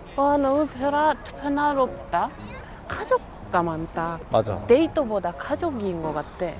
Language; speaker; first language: Korean; non-native, learner; Japanese